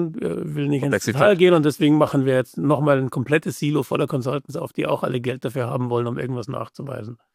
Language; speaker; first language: German; native; German